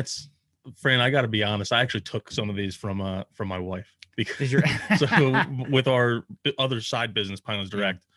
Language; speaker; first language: English; native; English